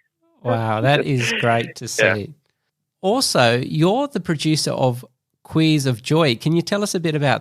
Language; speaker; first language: English; native; English